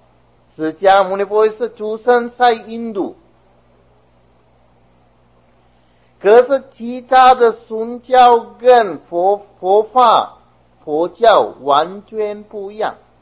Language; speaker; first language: Chinese; non-native, fluent; Sinhala